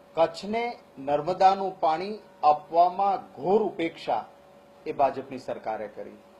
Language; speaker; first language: Gujarati; non-native, local second language; Kachhi